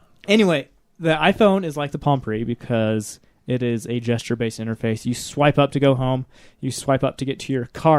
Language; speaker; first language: English; native; English